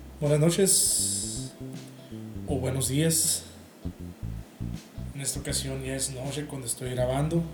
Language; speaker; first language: Spanish; native; Spanish